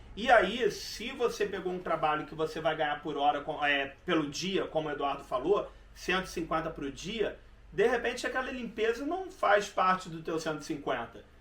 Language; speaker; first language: Portuguese; native; Portuguese